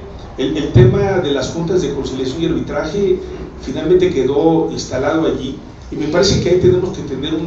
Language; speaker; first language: Spanish; native; Spanish